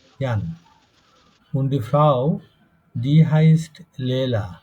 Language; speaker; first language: German; non-native, fluent; Bangla